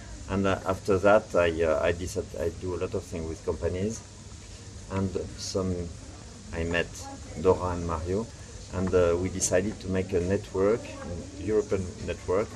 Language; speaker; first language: English; non-native, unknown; French